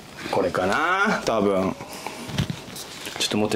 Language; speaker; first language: Japanese; native; Japanese